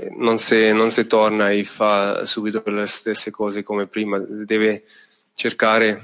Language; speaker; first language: Italian; non-native, fluent; German